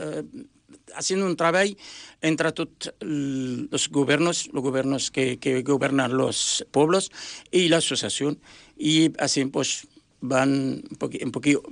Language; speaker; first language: Catalan; non-native, learner; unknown